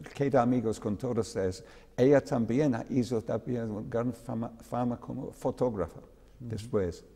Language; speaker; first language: Spanish; non-native, learner; English